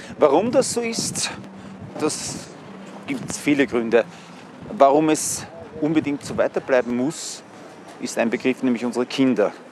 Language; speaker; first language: German; native; German